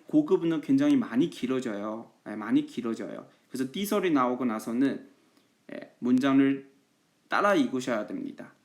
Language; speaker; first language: Korean; non-native, fluent; Chinese